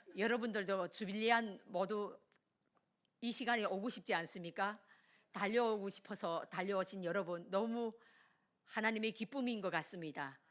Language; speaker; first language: Korean; native; Korean